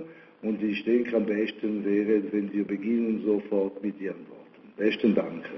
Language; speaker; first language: German; non-native, fluent; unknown